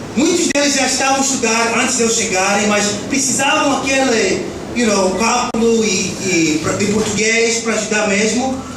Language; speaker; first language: Portuguese; early bilingual, heritage; Portuguese